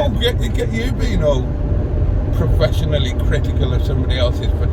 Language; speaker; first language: English; native; English